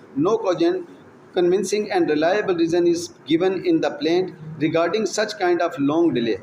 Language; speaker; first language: English; non-native, local second language; Urdu